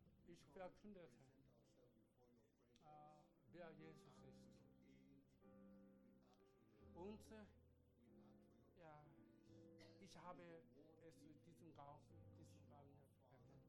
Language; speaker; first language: German; non-native, learner; Korean